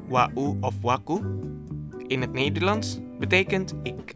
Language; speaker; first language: Dutch; non-native, learner; Indonesian